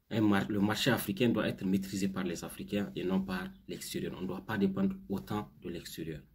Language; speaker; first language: French; non-native, local second language; Hausa